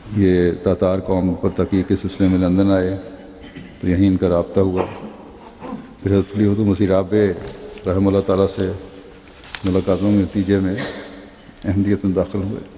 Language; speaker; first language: Urdu; native; Urdu